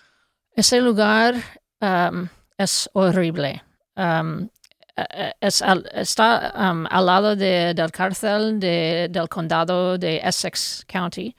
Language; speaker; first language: Spanish; non-native, fluent; English